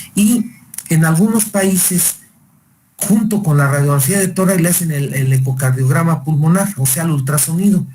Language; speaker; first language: Spanish; native; Spanish